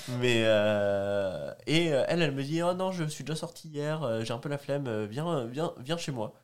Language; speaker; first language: French; native; French